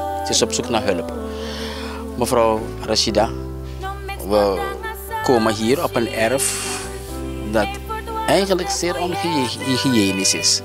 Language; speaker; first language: Dutch; native; Dutch